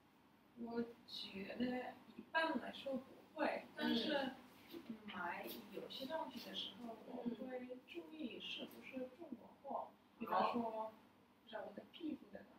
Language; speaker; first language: Chinese; non-native, learner; English